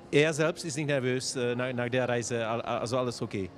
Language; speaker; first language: German; non-native, local second language; Czech